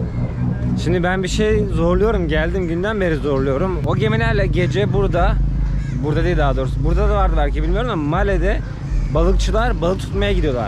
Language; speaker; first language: Turkish; native; Turkish